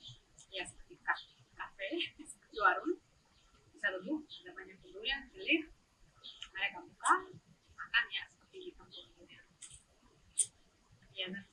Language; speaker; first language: Indonesian; non-native, learner; Russian